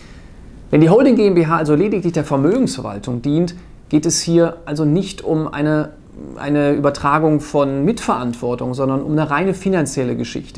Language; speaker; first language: German; native; German